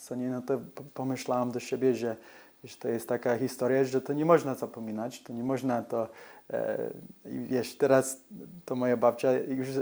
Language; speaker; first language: Polish; early bilingual, heritage; English